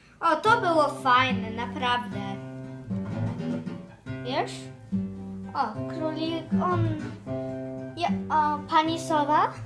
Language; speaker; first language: Polish; early bilingual, heritage; Polish